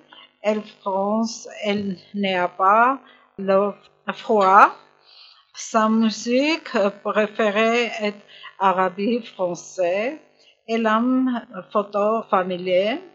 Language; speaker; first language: French; non-native, learner; Arabic